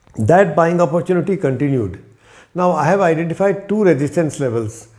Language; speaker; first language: English; non-native, local second language; Hindi